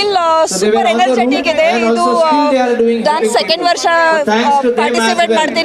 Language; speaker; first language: Kannada; non-native, learner; Hindi